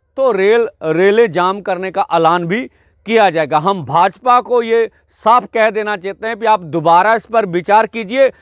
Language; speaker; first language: Hindi; non-native, local second language; Punjabi